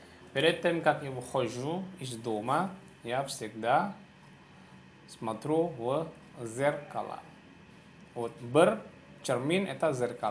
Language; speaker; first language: Russian; non-native, learner; Javanese